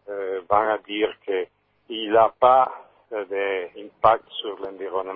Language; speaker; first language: French; non-native, learner; Italian